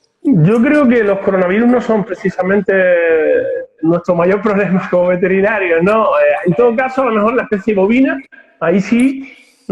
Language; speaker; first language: Spanish; native; Spanish